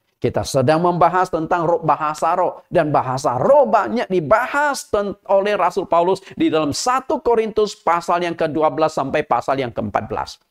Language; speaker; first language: Indonesian; native; Indonesian